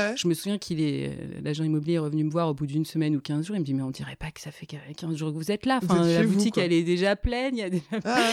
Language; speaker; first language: French; native; French